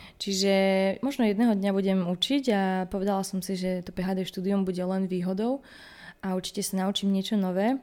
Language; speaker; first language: Slovak; native; Slovak